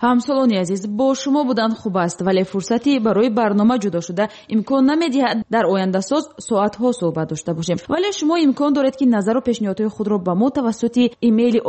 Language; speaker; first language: Tajik; native; Tajik